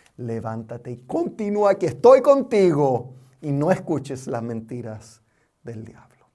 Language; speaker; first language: Spanish; non-native, fluent; English